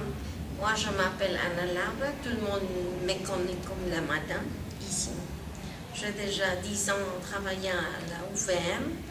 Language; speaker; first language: French; non-native, fluent; Spanish